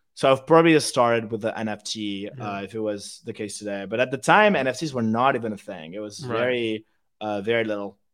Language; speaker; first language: English; non-native, fluent; French